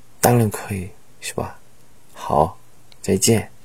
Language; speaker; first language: Chinese; non-native, learner; Korean